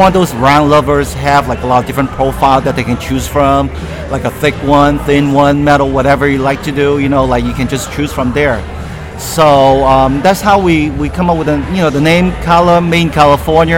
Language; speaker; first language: English; non-native, local second language; Cantonese